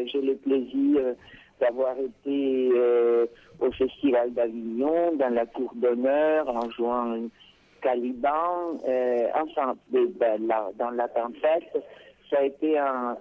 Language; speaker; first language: French; non-native, fluent; Spanish